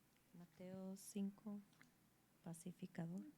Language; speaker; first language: Spanish; early bilingual, heritage; English